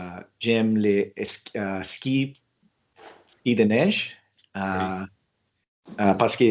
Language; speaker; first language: French; non-native, learner; English